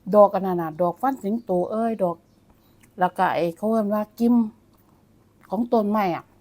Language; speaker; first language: Thai; native; Thai